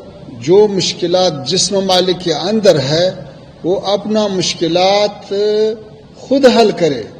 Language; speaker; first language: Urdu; non-native, fluent; Pashto